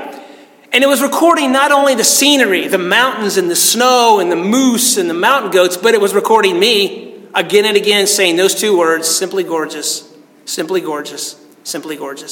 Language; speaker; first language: English; native; English